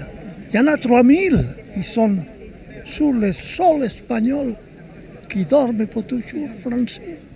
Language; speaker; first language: French; non-native, fluent; Spanish